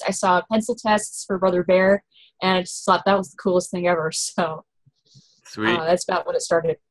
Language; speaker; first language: English; native; English